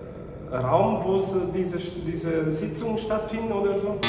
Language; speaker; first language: German; non-native, fluent; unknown